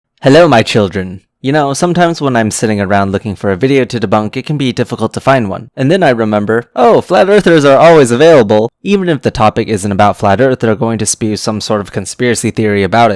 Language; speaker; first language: English; native; English